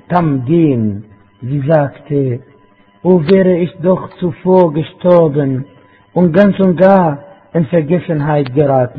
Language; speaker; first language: German; non-native, fluent; Arabic